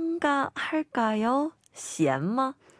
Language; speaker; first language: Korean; non-native, learner; Chinese